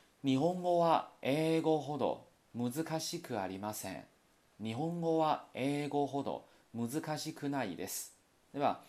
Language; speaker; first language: Japanese; non-native, fluent; Chinese